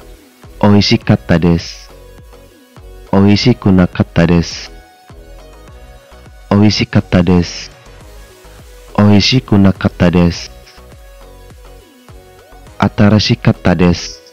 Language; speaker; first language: Japanese; non-native, fluent; Indonesian